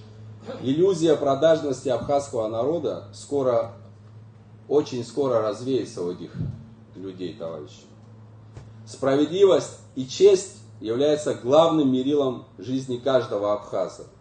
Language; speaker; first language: Russian; native; Russian